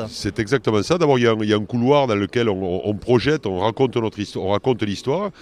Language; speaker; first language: French; native; French